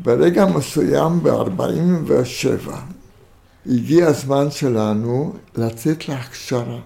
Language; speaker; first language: Hebrew; non-native, fluent; Romanian